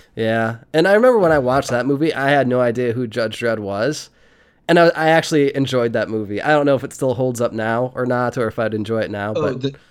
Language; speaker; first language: English; native; English